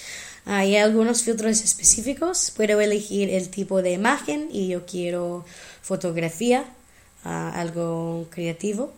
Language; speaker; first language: Spanish; non-native, fluent; English